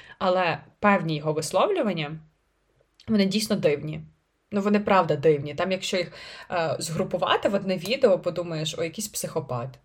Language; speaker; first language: Ukrainian; native; Ukrainian